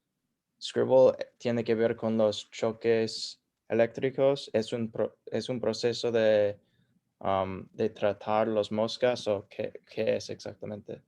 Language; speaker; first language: Spanish; non-native, fluent; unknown